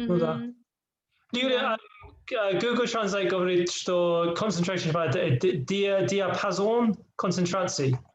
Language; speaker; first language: Russian; non-native, learner; English